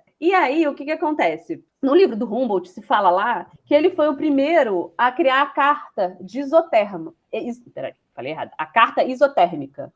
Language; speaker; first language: Portuguese; native; Portuguese